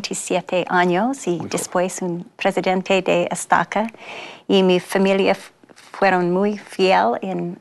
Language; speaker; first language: Spanish; non-native, learner; English